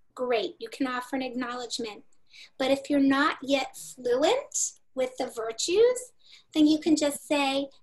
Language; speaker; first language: English; native; English